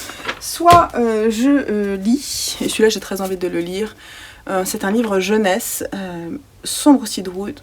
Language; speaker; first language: French; native; French